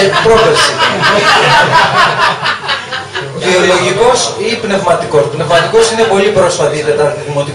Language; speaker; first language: Greek; native; Greek